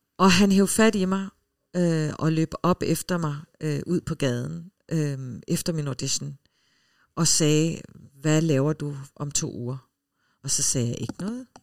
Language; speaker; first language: Danish; early bilingual, heritage; Danish